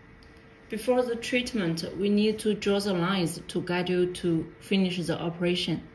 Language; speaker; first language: English; non-native, learner; Chinese